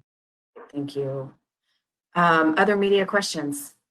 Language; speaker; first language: English; native; English